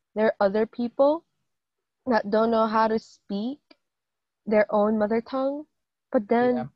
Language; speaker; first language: English; native; English